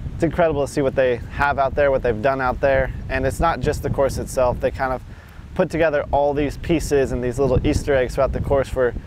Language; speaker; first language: English; native; English